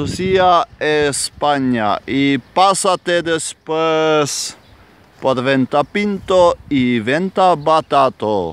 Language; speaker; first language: Spanish; non-native, fluent; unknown